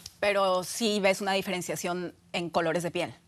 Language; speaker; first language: Spanish; native; Spanish